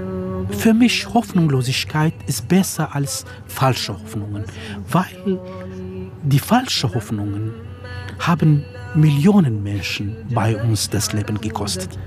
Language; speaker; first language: German; non-native, fluent; Kurdish